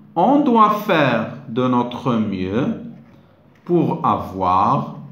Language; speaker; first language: French; non-native, local second language; Arabic